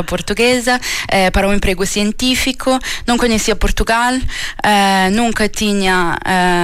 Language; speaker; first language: Portuguese; non-native, fluent; Italian